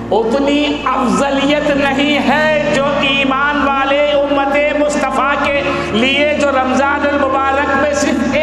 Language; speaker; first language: Urdu; native; Urdu